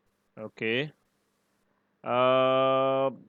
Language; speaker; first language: English; non-native, learner; Bangla